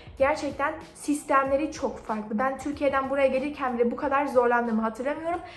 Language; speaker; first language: Turkish; native; Turkish